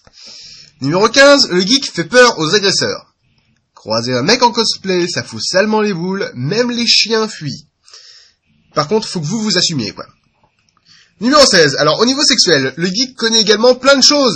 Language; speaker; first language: French; native; French